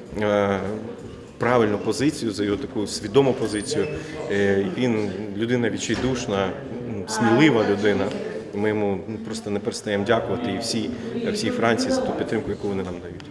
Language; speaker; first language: Ukrainian; native; Ukrainian